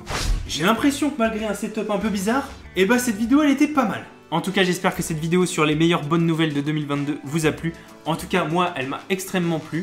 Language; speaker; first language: French; native; French